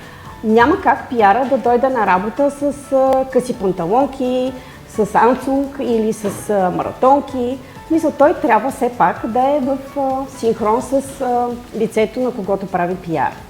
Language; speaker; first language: Bulgarian; native; Bulgarian